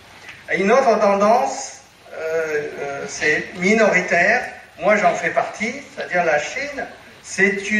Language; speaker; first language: French; non-native, fluent; Chinese